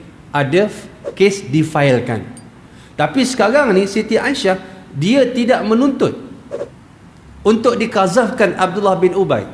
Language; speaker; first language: Malay; native; Malay